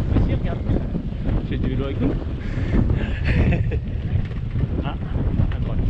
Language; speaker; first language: French; native; French